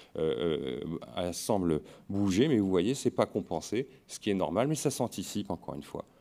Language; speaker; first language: French; native; French